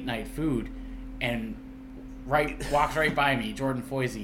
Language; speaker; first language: English; native; English